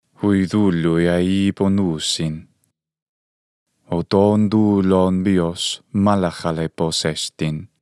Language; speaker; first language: Greek; non-native, fluent; English